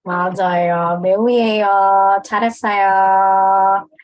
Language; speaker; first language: Korean; non-native, fluent; Indonesian